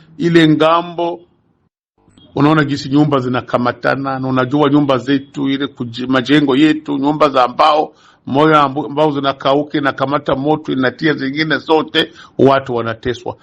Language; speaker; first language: Swahili; native; Swahili